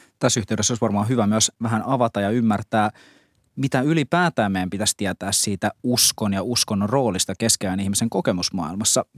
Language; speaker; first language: Finnish; native; Finnish